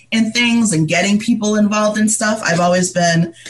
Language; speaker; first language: English; native; English